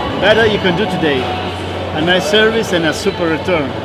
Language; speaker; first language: English; non-native, learner; Italian